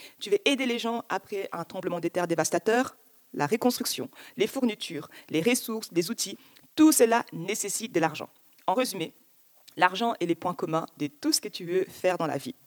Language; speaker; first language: French; early bilingual, other home language; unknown